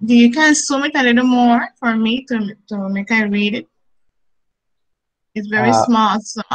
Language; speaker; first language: English; non-native, fluent; Spanish